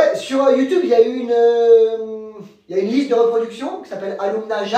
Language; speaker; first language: French; native; French